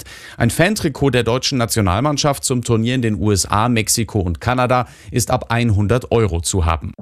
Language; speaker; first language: German; native; German